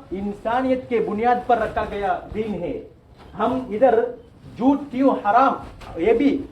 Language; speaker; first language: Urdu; non-native, local second language; Tamil